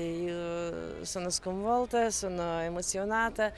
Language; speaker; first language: Italian; non-native, fluent; Ukrainian